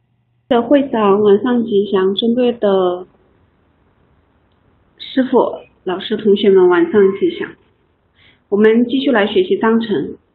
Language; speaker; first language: Chinese; native; Chinese